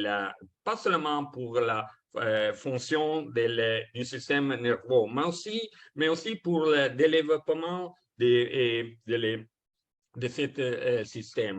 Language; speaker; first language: French; non-native, fluent; Italian